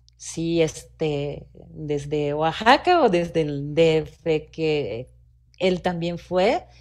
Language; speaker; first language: Spanish; non-native, fluent; Japanese